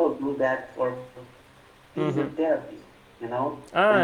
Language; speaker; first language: English; non-native, fluent; Portuguese